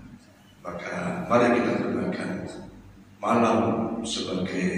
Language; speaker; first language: Indonesian; native; Indonesian